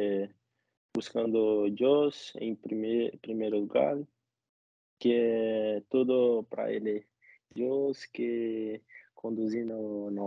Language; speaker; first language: Spanish; non-native, learner; Portuguese